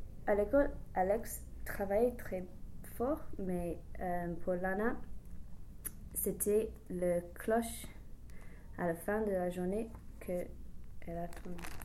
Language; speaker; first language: French; non-native, learner; English